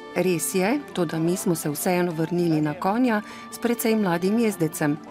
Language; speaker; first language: Slovenian; native; Slovenian